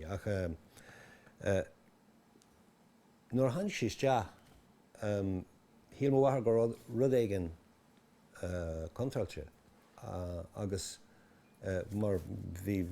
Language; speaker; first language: Irish; non-native, local second language; English